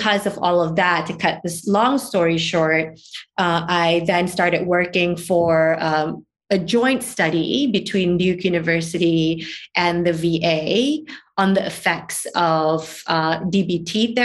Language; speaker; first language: English; non-native, local second language; Malay